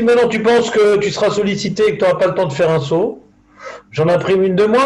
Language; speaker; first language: French; native; French